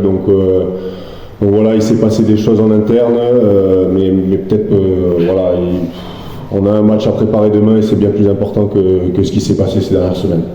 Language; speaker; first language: French; native; French